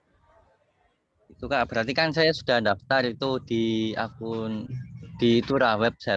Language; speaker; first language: Indonesian; non-native, local second language; Javanese